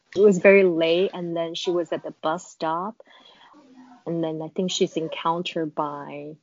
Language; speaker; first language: English; non-native, fluent; Chinese